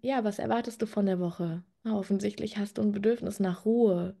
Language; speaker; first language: German; native; German